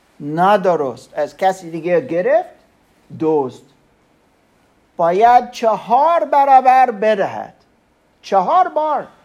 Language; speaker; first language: Persian; non-native, learner; German